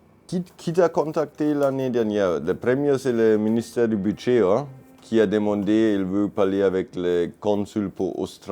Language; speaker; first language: French; non-native, fluent; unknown